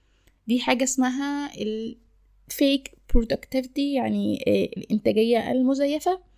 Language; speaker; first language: Arabic; native; Arabic